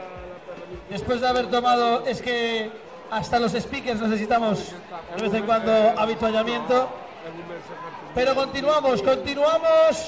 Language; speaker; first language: Spanish; native; Spanish